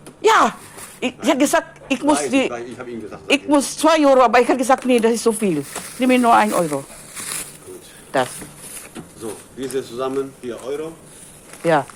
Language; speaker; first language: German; non-native, learner; Filipino